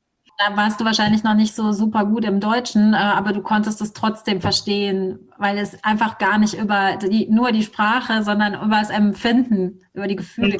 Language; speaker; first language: German; native; German